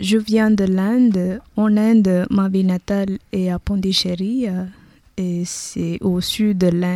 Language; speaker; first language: French; non-native, learner; Tamil